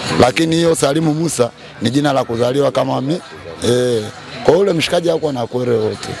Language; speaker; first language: Swahili; native; Swahili